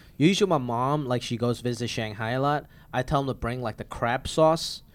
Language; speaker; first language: English; non-native, local second language; Cantonese